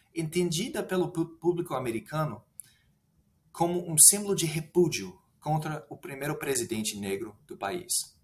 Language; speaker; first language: Portuguese; non-native, fluent; English